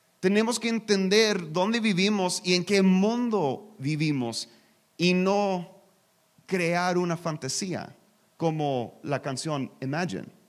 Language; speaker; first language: Spanish; non-native, learner; English